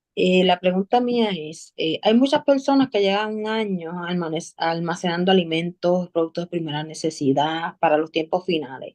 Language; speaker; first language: Spanish; native; Spanish